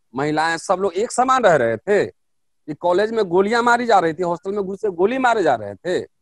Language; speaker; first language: Hindi; native; Hindi